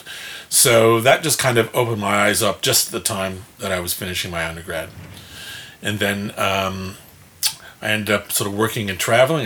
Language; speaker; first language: English; native; English